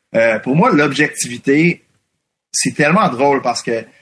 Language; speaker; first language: French; non-native, fluent; English